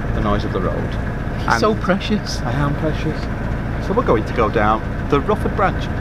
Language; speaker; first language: English; native; English